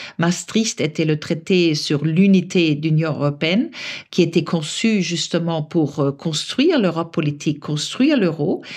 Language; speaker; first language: French; non-native, fluent; German